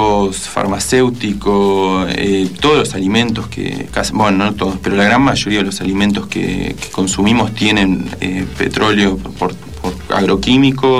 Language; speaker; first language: Spanish; native; Spanish